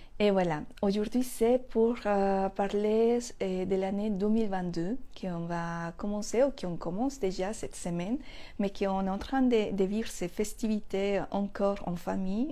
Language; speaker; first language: French; non-native, fluent; Spanish